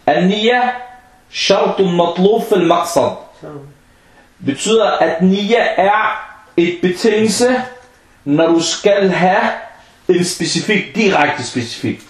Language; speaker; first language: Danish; non-native, fluent; Arabic